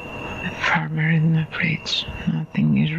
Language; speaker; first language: English; non-native, learner; Spanish